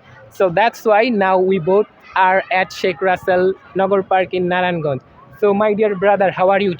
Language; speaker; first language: English; non-native, fluent; Bangla